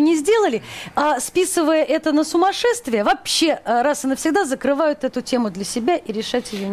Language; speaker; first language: Russian; native; Russian